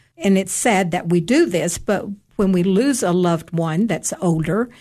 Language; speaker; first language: English; native; English